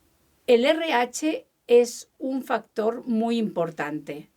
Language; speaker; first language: Spanish; native; Spanish